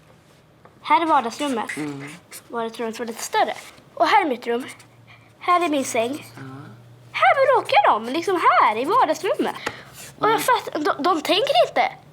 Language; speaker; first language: Swedish; native; Swedish